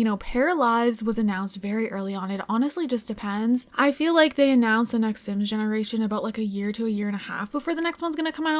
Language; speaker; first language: English; native; English